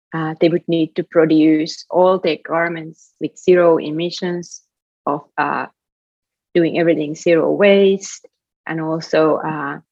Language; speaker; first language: English; non-native, fluent; Finnish